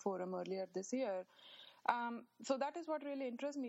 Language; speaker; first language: English; non-native, local second language; Marathi